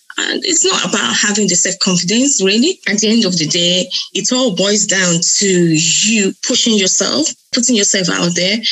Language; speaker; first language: English; non-native, local second language; Yoruba